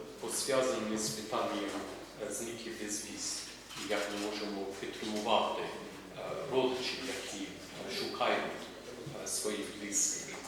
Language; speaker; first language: Ukrainian; non-native, fluent; English